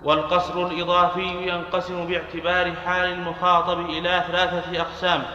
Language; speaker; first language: Arabic; native; Arabic